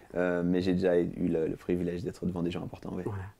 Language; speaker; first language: French; native; French